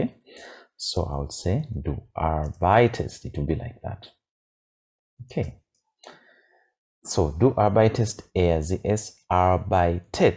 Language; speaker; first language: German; non-native, fluent; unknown